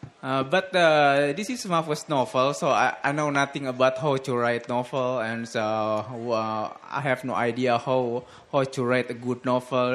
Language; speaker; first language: English; non-native, learner; Indonesian